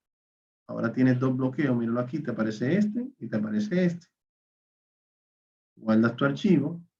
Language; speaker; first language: Spanish; native; Spanish